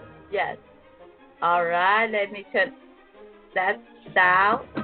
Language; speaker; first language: English; non-native, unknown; Thai